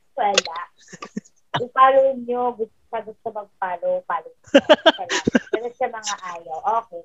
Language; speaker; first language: Filipino; non-native, local second language; Bikol